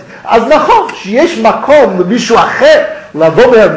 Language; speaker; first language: Hebrew; non-native, fluent; English